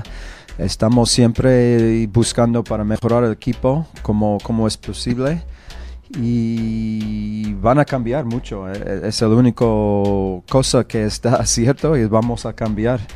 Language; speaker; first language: Spanish; non-native, learner; English